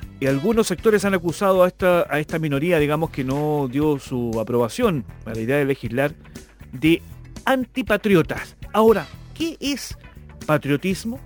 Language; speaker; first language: Spanish; native; Spanish